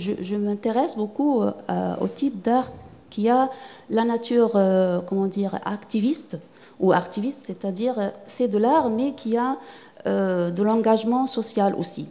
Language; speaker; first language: French; non-native, fluent; Arabic